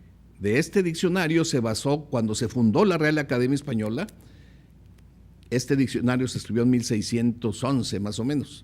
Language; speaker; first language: Spanish; native; Spanish